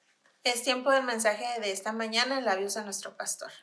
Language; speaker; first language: Spanish; native; Spanish